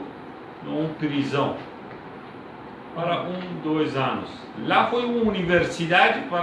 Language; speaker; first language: Portuguese; non-native, learner; Persian